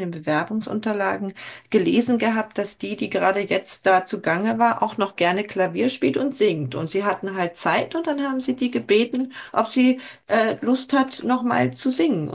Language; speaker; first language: German; native; German